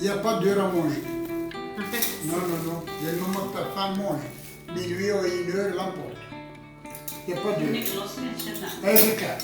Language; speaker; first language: French; non-native, local second language; Kabyle